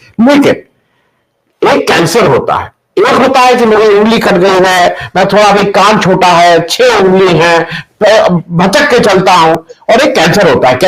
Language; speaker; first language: Hindi; native; Hindi